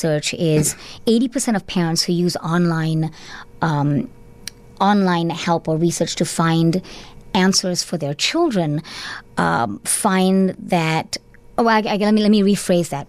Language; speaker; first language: English; non-native, local second language; Tamil